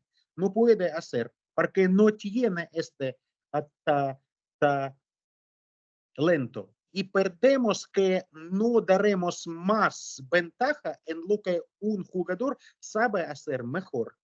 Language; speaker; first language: Spanish; non-native, learner; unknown